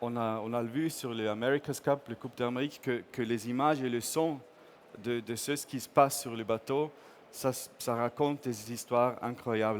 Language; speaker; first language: French; non-native, fluent; English